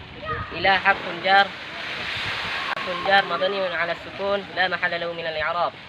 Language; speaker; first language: Arabic; non-native, learner; Indonesian